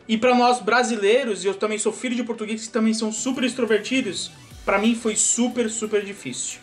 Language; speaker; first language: Portuguese; native; Portuguese